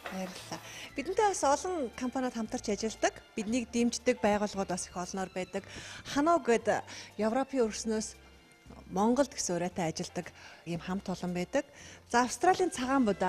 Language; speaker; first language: Mongolian; native; Mongolian